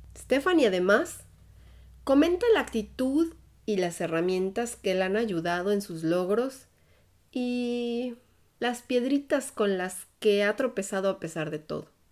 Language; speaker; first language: Spanish; native; Spanish